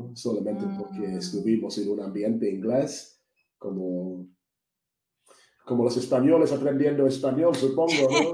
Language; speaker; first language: Spanish; non-native, fluent; English